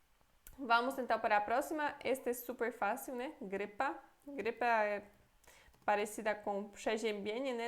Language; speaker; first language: Portuguese; non-native, fluent; Polish